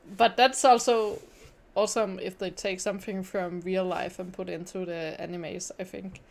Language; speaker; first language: English; non-native, fluent; Danish